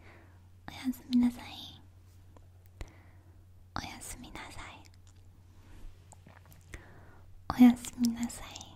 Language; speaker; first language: Japanese; non-native, learner; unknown